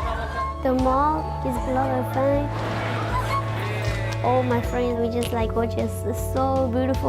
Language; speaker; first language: English; non-native, local second language; Hmong